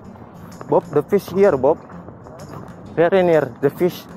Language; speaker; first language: English; non-native, learner; Indonesian